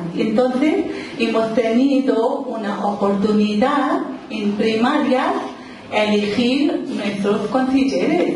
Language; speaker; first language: Spanish; non-native, local second language; Urdu